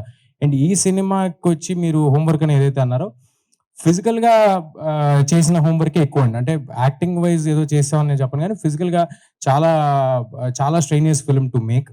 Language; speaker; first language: Telugu; native; Telugu